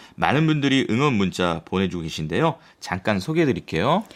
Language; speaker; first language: Korean; native; Korean